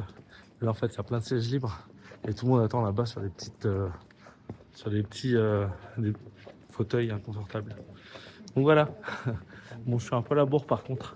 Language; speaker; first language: French; native; French